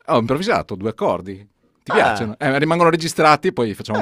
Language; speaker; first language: Italian; native; Italian